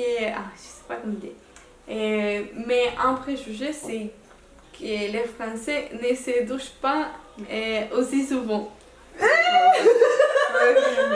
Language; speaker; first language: French; non-native, local second language; Spanish